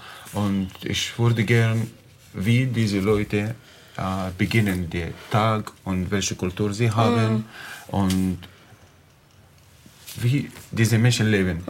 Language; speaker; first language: German; non-native, learner; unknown